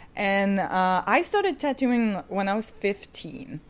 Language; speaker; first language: English; non-native, fluent; Ukrainian